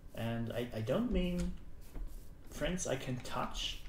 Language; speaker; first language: English; non-native, fluent; German